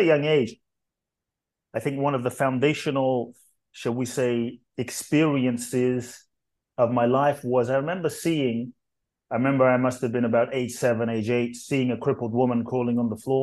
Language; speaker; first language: English; native; English